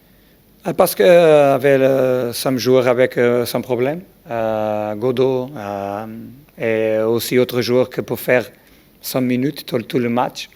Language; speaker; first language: French; non-native, learner; Portuguese